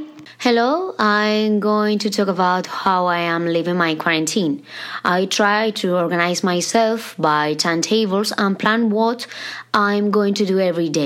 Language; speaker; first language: English; non-native, learner; Spanish